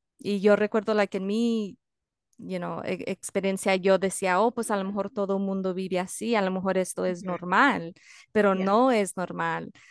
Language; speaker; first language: Spanish; early bilingual, heritage; Spanish